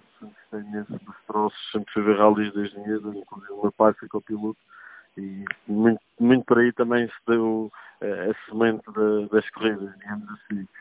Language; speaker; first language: Portuguese; native; Portuguese